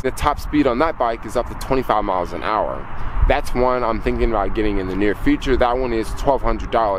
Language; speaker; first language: English; native; English